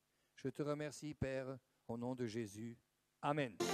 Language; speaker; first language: French; native; French